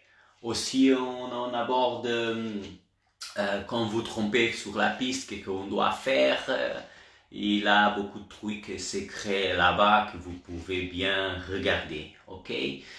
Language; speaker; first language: French; non-native, learner; Portuguese